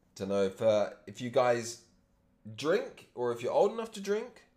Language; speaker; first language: English; native; English